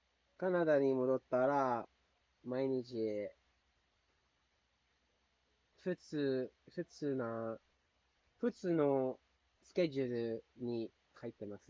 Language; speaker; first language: Japanese; non-native, learner; Filipino